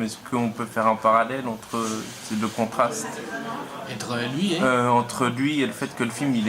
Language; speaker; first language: French; native; French